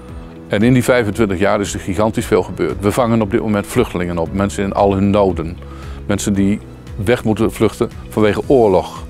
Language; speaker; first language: Dutch; native; Dutch